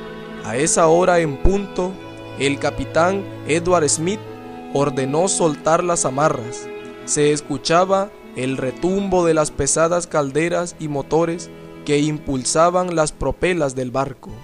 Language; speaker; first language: Spanish; native; Spanish